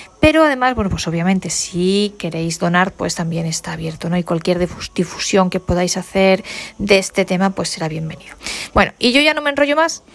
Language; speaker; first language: Spanish; native; Spanish